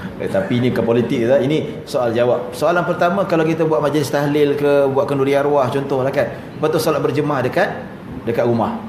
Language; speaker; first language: Malay; native; Malay